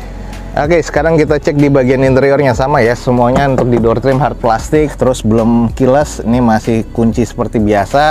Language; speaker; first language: Indonesian; native; Indonesian